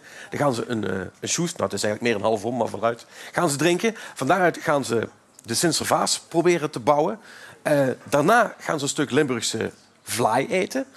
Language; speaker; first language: Dutch; native; Dutch